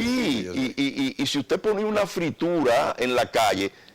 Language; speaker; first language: Spanish; native; Spanish